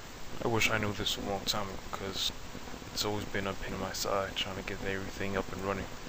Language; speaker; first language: English; native; English